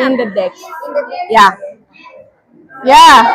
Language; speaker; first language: English; non-native, learner; Indonesian